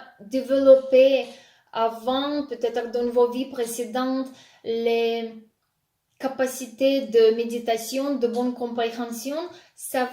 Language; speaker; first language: French; non-native, fluent; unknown